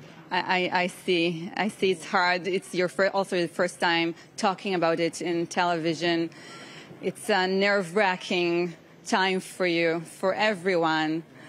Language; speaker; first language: English; non-native, fluent; Hebrew